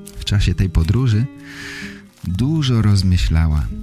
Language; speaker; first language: Polish; native; Polish